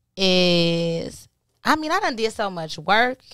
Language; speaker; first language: English; native; English